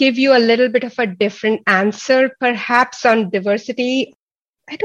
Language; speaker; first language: English; non-native, local second language; Hindi